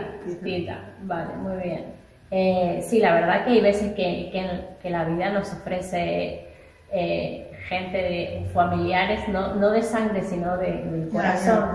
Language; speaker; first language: Spanish; native; Spanish